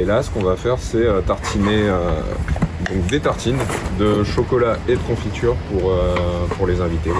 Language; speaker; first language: French; native; French